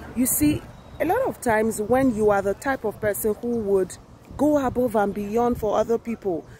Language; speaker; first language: English; non-native, local second language; Yoruba